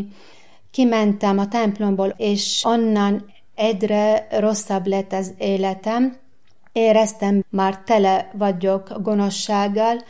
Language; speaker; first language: Hungarian; non-native, learner; Arabic